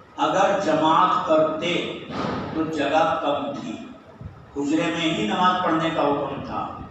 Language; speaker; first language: Urdu; native; Urdu